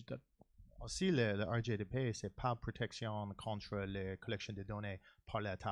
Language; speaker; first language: French; non-native, learner; English